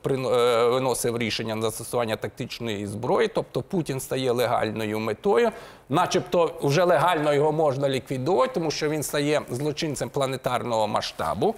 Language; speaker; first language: Ukrainian; native; Ukrainian